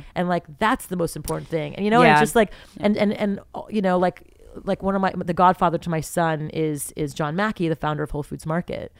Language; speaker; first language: English; native; English